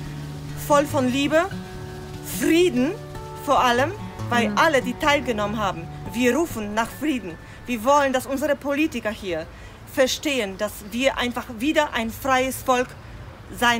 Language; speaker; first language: German; non-native, fluent; Polish